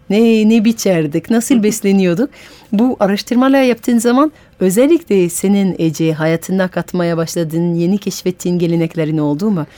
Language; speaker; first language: Turkish; non-native, fluent; French